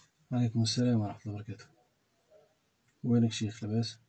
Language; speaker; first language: Arabic; native; Arabic